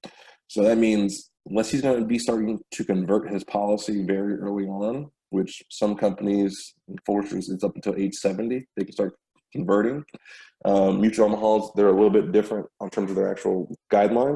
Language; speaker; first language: English; native; English